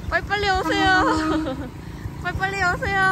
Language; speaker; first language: Korean; non-native, learner; Khmer